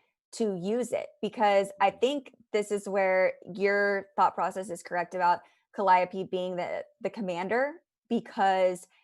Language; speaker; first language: English; native; English